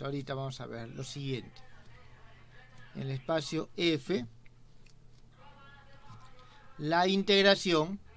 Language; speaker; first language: Spanish; native; Spanish